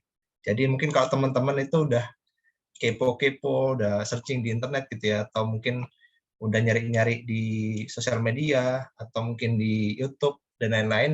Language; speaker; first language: Indonesian; native; Indonesian